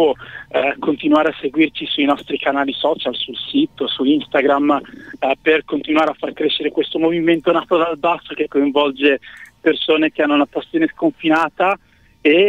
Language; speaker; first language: Italian; native; Italian